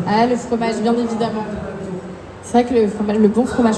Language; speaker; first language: French; native; French